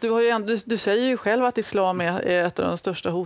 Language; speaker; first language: Swedish; native; Swedish